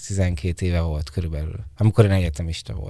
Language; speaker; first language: Hungarian; native; Hungarian